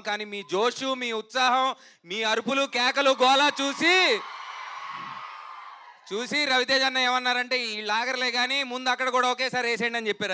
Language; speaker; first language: Telugu; native; Telugu